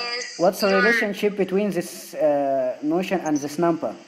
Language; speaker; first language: English; non-native, learner; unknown